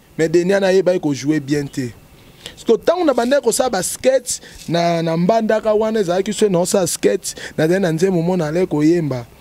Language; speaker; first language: Lingala; native; Lingala